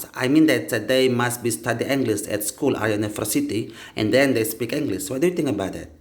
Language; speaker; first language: English; non-native, learner; Indonesian